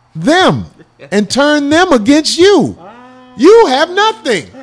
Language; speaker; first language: English; native; English